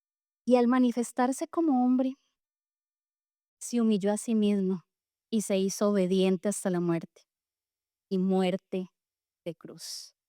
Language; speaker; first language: Spanish; native; Spanish